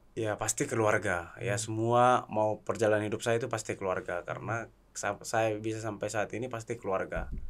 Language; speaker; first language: Indonesian; native; Indonesian